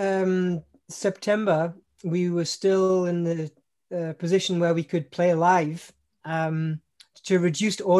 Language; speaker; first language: English; native; English